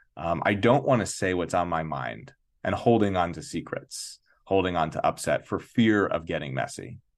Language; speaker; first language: English; native; English